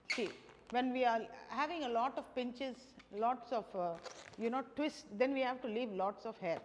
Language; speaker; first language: English; non-native, local second language; Tamil